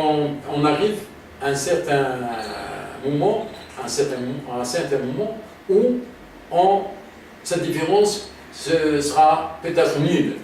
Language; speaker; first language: French; non-native, local second language; Arabic